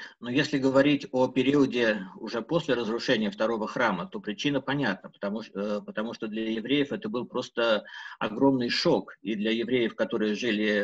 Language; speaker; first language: Russian; native; Russian